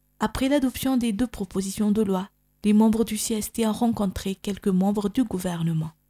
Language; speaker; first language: French; non-native, local second language; Malagasy